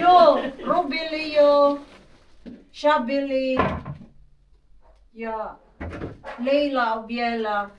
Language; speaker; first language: Finnish; non-native, learner; Filipino